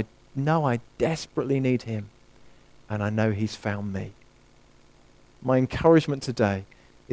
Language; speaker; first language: English; native; English